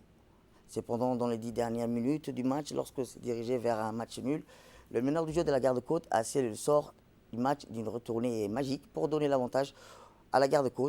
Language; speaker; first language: French; native; French